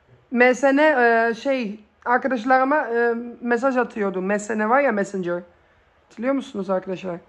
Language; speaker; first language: Turkish; early bilingual, heritage; Turkish